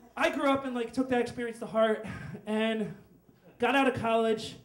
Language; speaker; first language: English; native; English